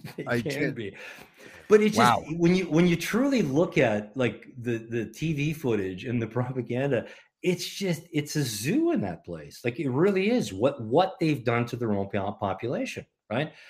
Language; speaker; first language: English; non-native, fluent; Ukrainian